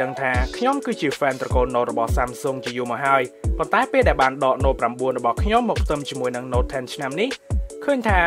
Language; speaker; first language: Khmer; native; Khmer